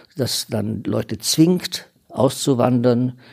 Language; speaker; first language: German; non-native, fluent; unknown